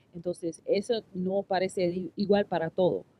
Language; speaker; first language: Spanish; non-native, learner; English